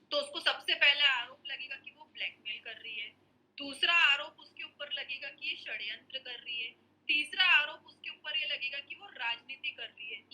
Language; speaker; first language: Hindi; native; Hindi